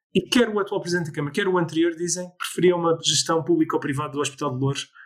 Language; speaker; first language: Portuguese; early bilingual, other home language; English